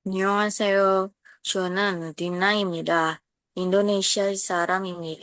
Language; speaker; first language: Korean; non-native, learner; Indonesian